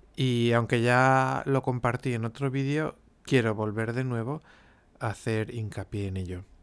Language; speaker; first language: Spanish; native; Spanish